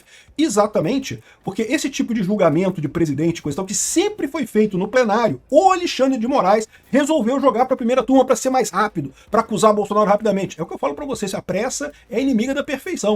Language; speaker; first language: Portuguese; native; Portuguese